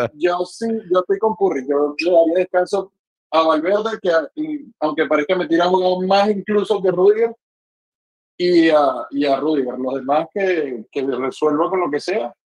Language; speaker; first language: Spanish; native; Spanish